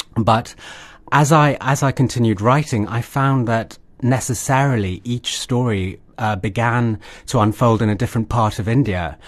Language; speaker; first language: English; native; English